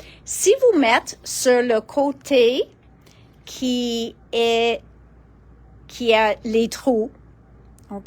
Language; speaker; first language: French; non-native, local second language; English